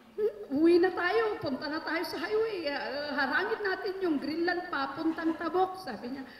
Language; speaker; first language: Filipino; non-native, local second language; Iloko